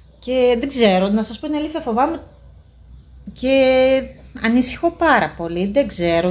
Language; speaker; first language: Greek; non-native, fluent; Russian